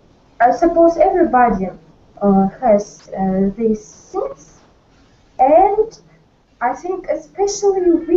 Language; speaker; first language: English; non-native, learner; Russian